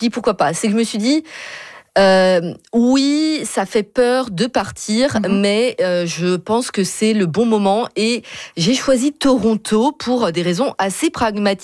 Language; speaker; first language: French; native; French